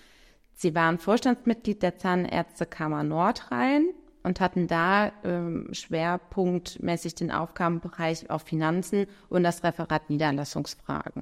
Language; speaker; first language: German; native; German